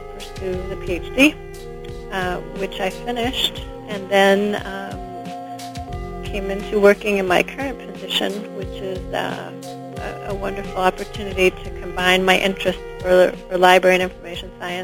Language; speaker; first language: English; native; English